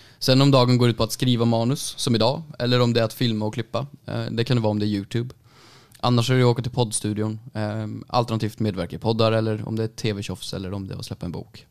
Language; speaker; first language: Swedish; native; Swedish